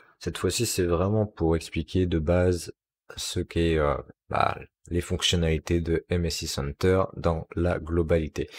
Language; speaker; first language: French; native; French